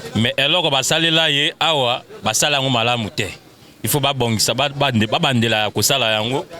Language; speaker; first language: Lingala; native; Lingala